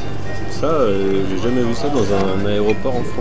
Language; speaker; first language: French; native; French